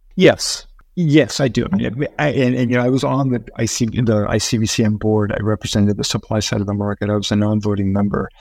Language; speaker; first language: English; early bilingual, other home language; Spanish